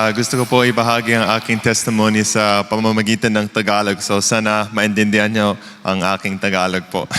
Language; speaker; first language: Filipino; early bilingual, other home language; English